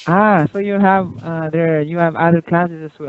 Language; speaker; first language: English; non-native, local second language; Filipino